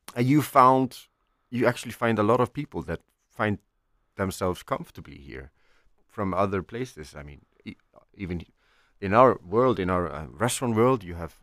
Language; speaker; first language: English; non-native, fluent; Icelandic